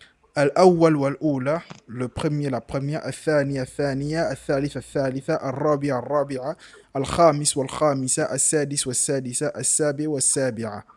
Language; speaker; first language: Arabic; non-native, fluent; French